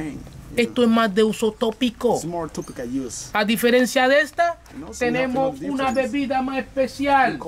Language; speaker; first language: Spanish; native; Spanish